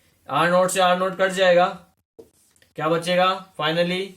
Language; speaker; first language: Hindi; native; Hindi